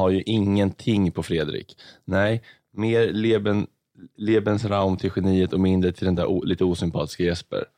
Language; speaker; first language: Swedish; native; Swedish